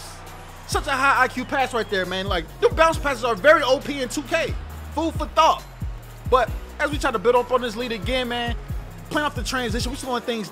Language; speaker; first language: English; native; English